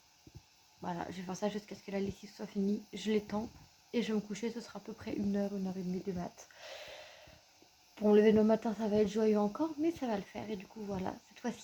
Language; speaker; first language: French; native; French